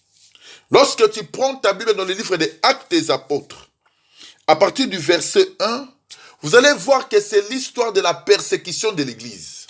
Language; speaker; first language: French; non-native, local second language; Lingala